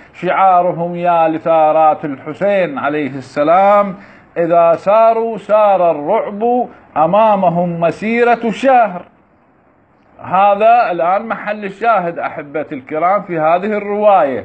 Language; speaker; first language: Arabic; native; Arabic